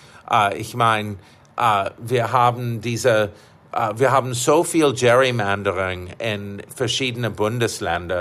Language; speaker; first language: German; non-native, fluent; English